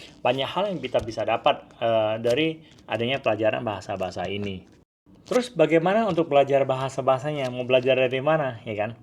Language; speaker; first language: Indonesian; non-native, local second language; Hakka Chinese